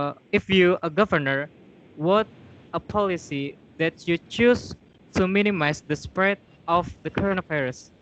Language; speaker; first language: English; non-native, learner; Indonesian